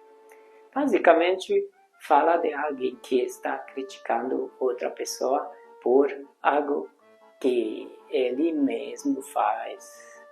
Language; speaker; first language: Portuguese; non-native, fluent; Hungarian